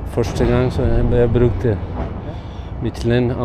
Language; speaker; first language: Norwegian; non-native, learner; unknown